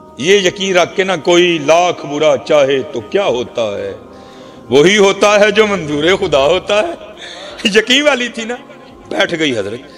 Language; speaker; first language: Urdu; non-native, local second language; Punjabi